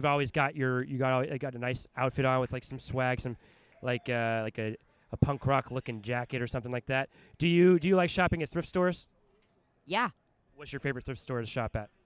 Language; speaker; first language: English; native; English